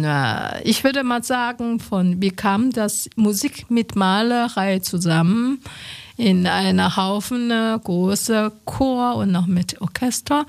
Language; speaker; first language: German; non-native, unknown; Chinese